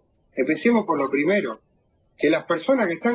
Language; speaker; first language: Spanish; native; Spanish